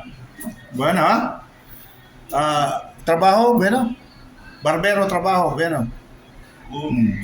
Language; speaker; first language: Spanish; non-native, learner; Filipino